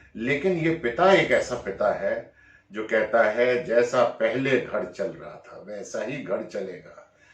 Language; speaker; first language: Hindi; native; Hindi